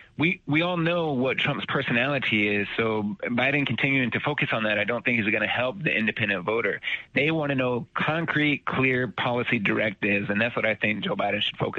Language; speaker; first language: English; native; English